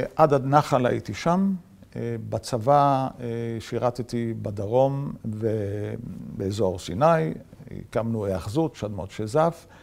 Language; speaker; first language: Hebrew; early bilingual, other home language; Yiddish